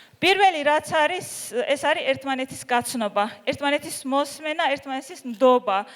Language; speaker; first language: Georgian; non-native, local second language; Azerbaijani